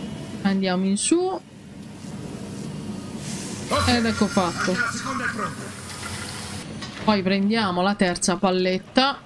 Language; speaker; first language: Italian; native; Italian